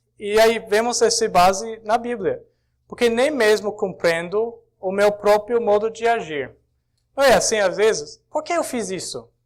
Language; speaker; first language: Portuguese; non-native, fluent; English